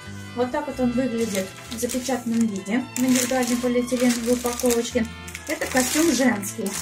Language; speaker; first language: Russian; native; Russian